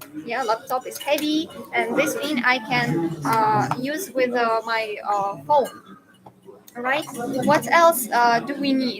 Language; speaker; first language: English; non-native, fluent; Russian